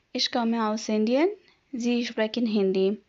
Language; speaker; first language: German; non-native, fluent; Hindi